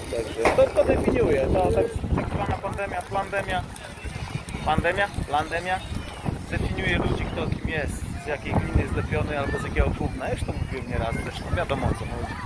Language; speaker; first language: Polish; native; Polish